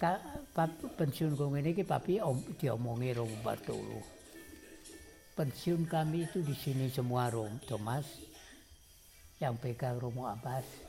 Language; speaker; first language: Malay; non-native, local second language; Javanese